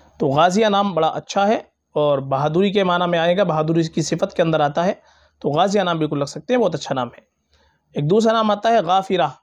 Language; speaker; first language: Urdu; native; Urdu